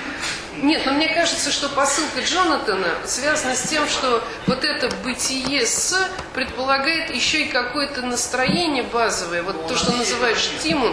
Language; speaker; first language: Russian; native; Russian